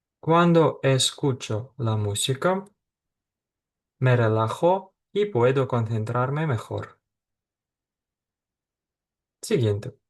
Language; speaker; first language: Spanish; non-native, fluent; Ukrainian